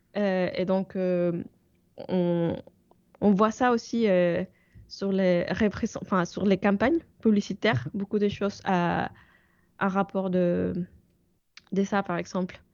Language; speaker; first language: French; non-native, fluent; Spanish